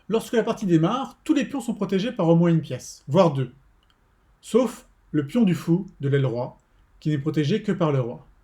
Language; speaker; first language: French; native; French